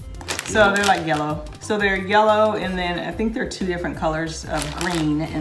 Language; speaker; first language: English; native; English